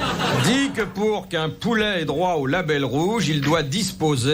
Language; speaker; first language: French; native; French